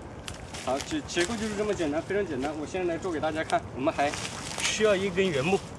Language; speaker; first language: Chinese; native; Chinese